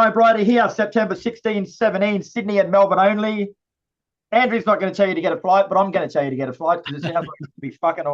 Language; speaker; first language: English; native; English